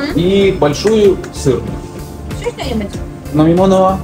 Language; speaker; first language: Japanese; non-native, learner; Russian